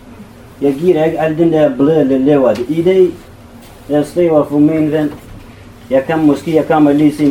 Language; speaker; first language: Danish; non-native, learner; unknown